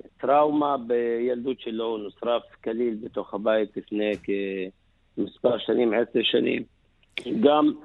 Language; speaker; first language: Hebrew; non-native, local second language; Arabic